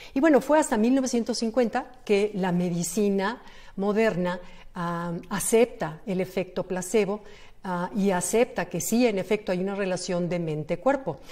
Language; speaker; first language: Spanish; native; Spanish